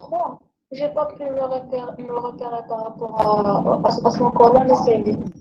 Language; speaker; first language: French; non-native, local second language; Arabic